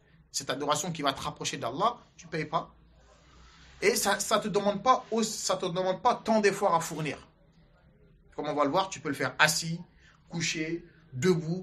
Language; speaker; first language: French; native; French